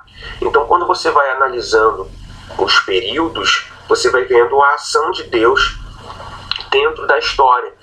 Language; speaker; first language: Portuguese; native; Portuguese